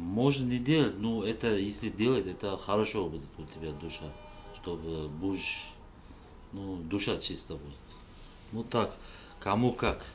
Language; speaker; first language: Russian; non-native, local second language; Uzbek